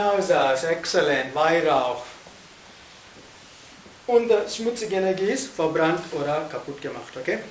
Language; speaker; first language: German; non-native, fluent; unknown